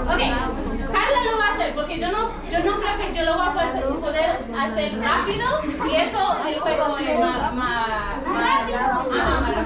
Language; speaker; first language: Spanish; non-native, fluent; English